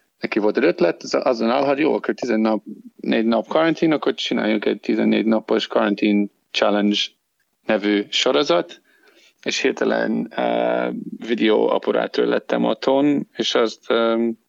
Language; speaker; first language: Hungarian; non-native, learner; English